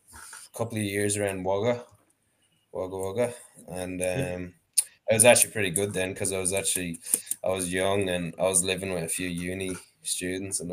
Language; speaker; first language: English; native; English